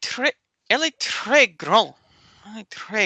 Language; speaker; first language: French; non-native, learner; English